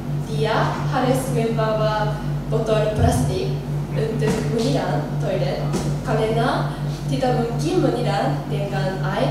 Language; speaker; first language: Indonesian; non-native, learner; Japanese